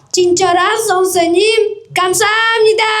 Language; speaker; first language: Korean; non-native, learner; Uzbek